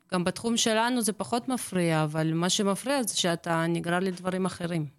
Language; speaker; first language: Hebrew; early bilingual, other home language; Russian